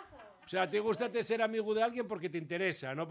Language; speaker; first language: Spanish; native; Spanish